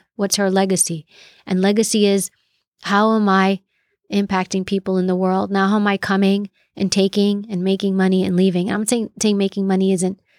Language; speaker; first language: English; early bilingual, other home language; Greek